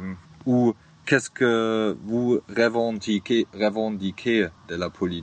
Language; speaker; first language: French; non-native, learner; German